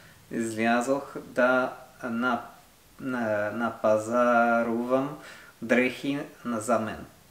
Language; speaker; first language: Bulgarian; non-native, learner; French